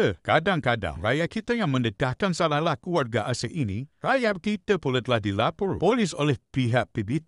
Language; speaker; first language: Malay; native; Malay